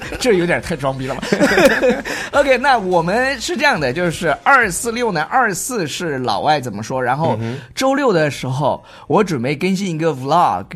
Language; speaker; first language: Chinese; native; Chinese